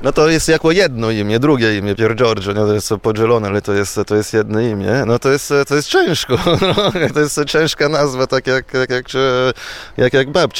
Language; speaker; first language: Polish; non-native, fluent; Italian